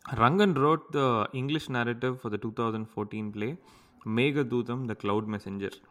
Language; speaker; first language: English; non-native, local second language; Tamil